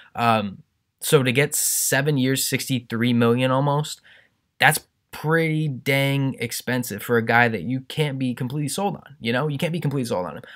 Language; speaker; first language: English; native; English